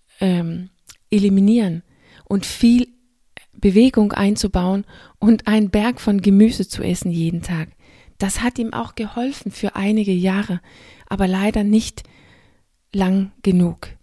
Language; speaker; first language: German; non-native, fluent; Danish